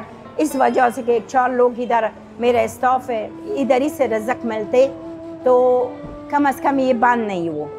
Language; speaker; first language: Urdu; non-native, fluent; Persian